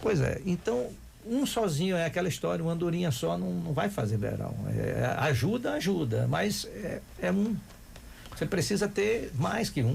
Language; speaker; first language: Portuguese; native; Portuguese